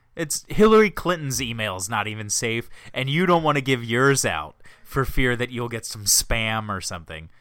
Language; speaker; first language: English; native; English